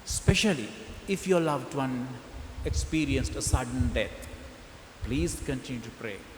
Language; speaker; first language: English; non-native, local second language; Sinhala